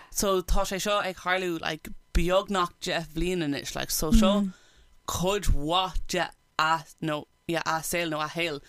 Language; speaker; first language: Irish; non-native, local second language; English